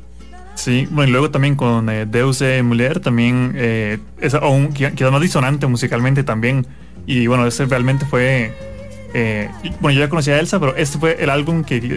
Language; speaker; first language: Spanish; native; Spanish